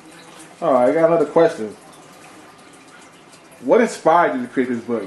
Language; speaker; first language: English; native; English